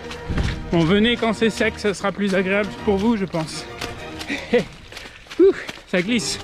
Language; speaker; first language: French; native; French